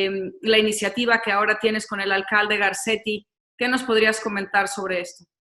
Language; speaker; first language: Spanish; native; Spanish